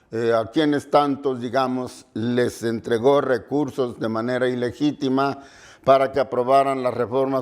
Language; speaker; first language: Spanish; native; Spanish